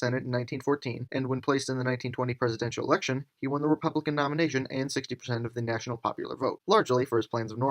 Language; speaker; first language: English; native; English